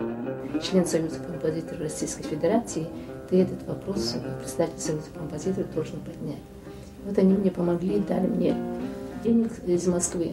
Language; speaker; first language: Russian; non-native, local second language; Tuvinian